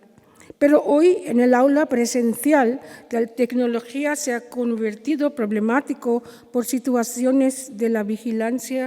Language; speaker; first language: Spanish; non-native, fluent; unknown